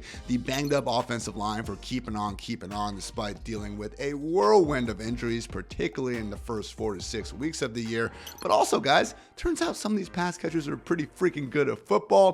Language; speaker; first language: English; native; English